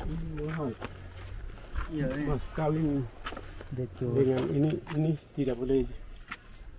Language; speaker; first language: Indonesian; non-native, local second language; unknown